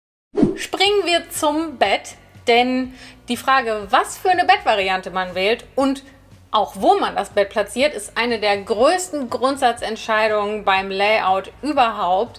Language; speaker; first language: German; native; German